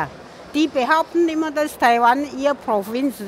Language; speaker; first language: German; non-native, fluent; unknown